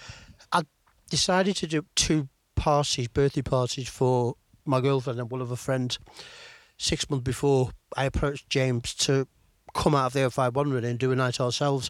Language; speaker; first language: English; native; English